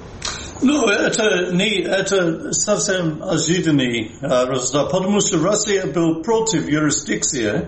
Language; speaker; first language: Russian; non-native, fluent; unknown